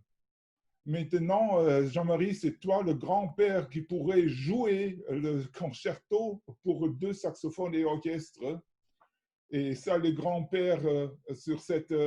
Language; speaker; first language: French; non-native, learner; German